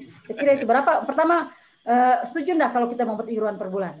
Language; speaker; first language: Indonesian; native; Indonesian